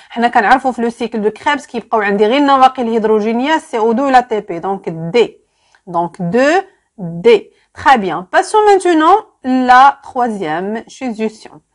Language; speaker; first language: French; non-native, local second language; Arabic